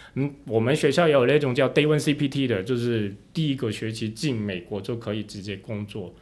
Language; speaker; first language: Chinese; non-native, local second language; Cantonese